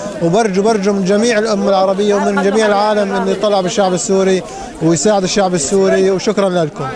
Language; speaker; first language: Arabic; native; Arabic